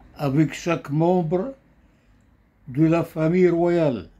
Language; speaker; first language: French; non-native, local second language; Arabic